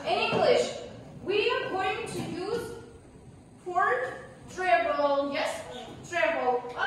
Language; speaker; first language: English; non-native, learner; Kazakh